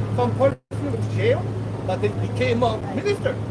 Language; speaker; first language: English; non-native, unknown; Korean